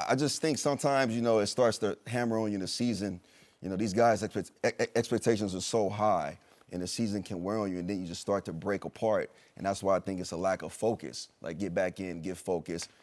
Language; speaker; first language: English; native; English